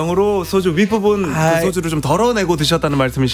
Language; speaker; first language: Korean; native; Korean